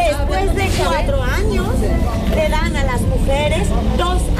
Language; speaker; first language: Spanish; non-native, learner; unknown